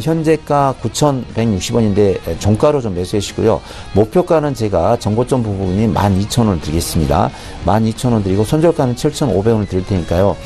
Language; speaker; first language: Korean; native; Korean